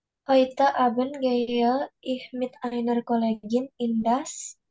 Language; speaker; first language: German; non-native, learner; Indonesian